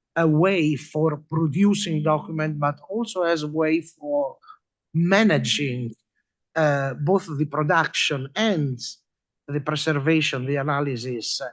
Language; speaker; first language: English; non-native, fluent; Italian